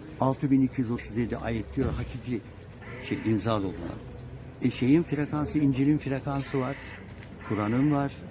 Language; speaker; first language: Turkish; native; Turkish